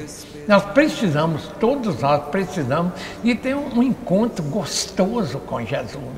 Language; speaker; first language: Portuguese; native; Portuguese